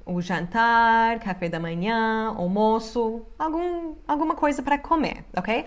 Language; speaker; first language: Portuguese; non-native, fluent; English